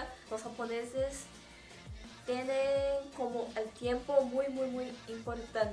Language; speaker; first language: Spanish; non-native, fluent; Portuguese